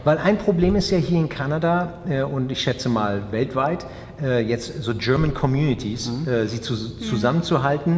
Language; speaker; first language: German; native; German